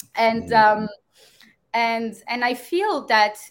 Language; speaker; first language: English; non-native, fluent; French